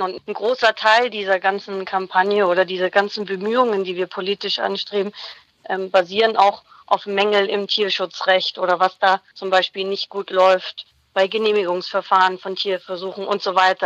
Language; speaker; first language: German; native; German